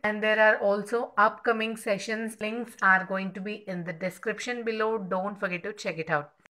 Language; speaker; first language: English; non-native, local second language; Telugu